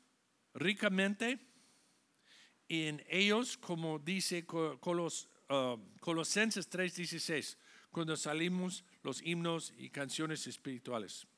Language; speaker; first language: Spanish; non-native, fluent; English